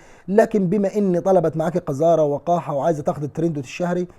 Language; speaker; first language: Arabic; native; Arabic